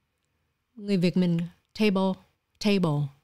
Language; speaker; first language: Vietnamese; early bilingual, heritage; Vietnamese